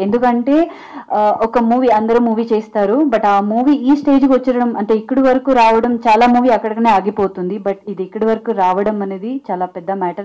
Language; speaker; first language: Telugu; non-native, local second language; Hindi